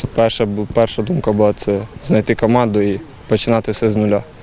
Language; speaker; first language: Ukrainian; native; Ukrainian